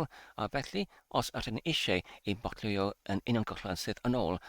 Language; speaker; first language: Welsh; non-native, fluent; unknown